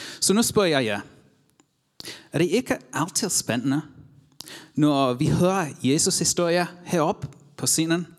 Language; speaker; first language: Danish; non-native, learner; English